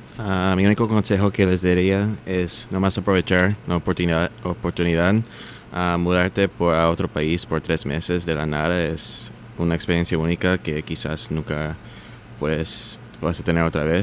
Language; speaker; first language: Spanish; early bilingual, heritage; Spanish